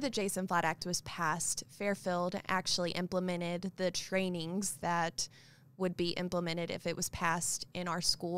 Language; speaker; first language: English; native; English